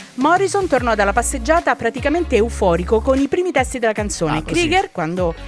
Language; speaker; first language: Italian; native; Italian